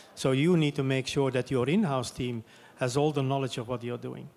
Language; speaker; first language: English; non-native, fluent; Dutch